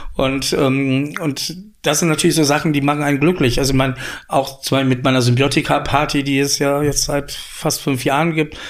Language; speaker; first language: German; native; German